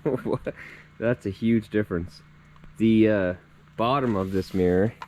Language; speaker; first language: English; native; English